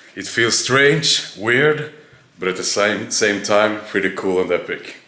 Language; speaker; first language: English; non-native, fluent; Swedish